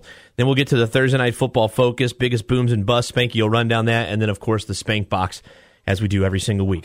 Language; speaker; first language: English; native; English